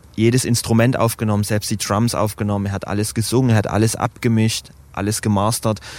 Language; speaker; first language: German; native; German